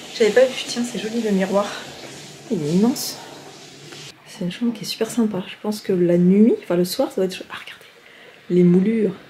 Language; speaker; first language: French; native; French